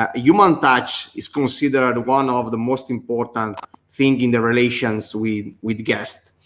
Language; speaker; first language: English; non-native, learner; Italian